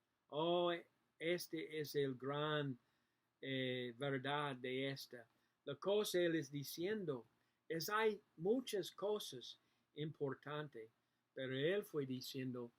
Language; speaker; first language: Spanish; non-native, learner; English